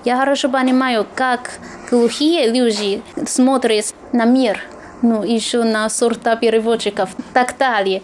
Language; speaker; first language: Russian; non-native, fluent; Chinese